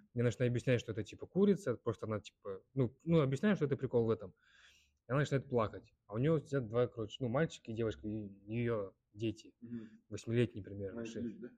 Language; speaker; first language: Russian; early bilingual, other home language; Kyrgyz